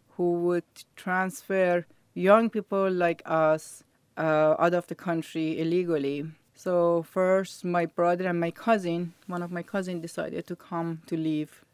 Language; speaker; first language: English; non-native, learner; Persian